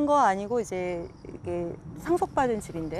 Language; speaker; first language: Korean; early bilingual, heritage; Korean